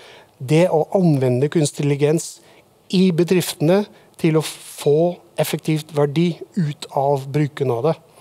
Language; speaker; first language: Norwegian; non-native, fluent; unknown